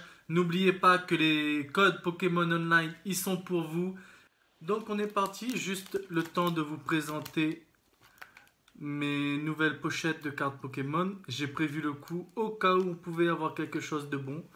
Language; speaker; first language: French; native; French